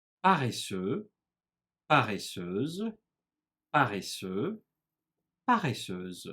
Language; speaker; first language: French; non-native, fluent; Turkish